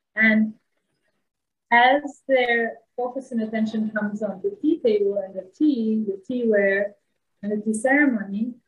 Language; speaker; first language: English; non-native, fluent; Bosnian